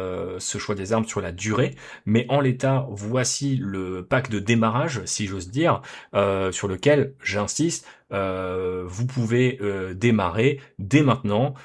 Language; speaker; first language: French; native; French